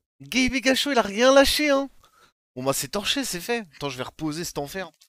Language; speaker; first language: French; native; French